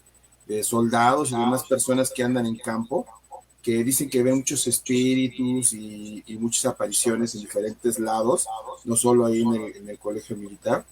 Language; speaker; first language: Spanish; native; Spanish